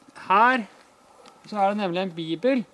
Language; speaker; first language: Norwegian; native; Norwegian